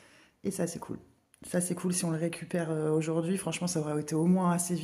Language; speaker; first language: French; native; French